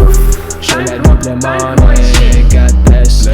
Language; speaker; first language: French; native; French